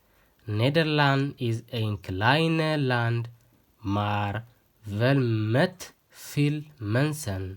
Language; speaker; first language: Dutch; non-native, learner; Tigrinya